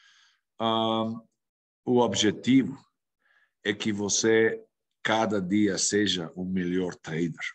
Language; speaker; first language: Portuguese; non-native, fluent; Spanish